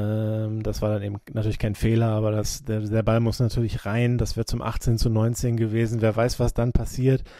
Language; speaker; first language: German; native; German